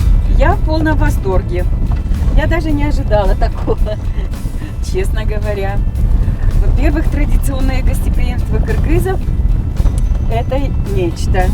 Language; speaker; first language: Russian; native; Russian